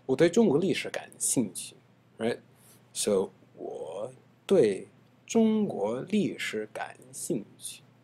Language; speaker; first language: Chinese; non-native, fluent; English